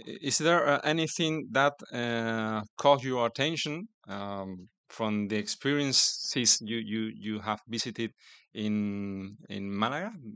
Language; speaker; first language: English; non-native, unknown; Spanish